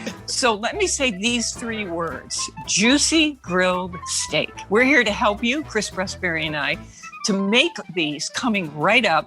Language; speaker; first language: English; native; English